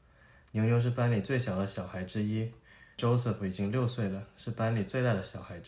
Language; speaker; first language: Chinese; native; Chinese